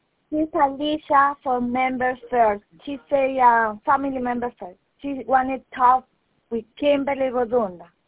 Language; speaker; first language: English; non-native, learner; Spanish